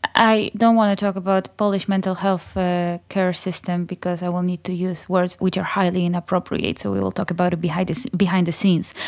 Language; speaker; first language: English; non-native, fluent; Polish